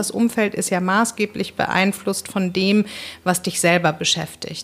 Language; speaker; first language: German; native; German